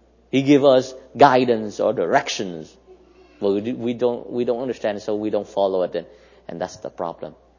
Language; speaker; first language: English; non-native, fluent; Vietnamese